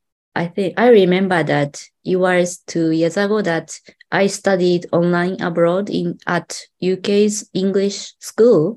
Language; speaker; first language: English; non-native, learner; Japanese